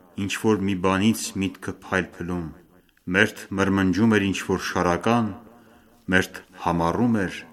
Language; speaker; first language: Armenian; early bilingual, heritage; Armenian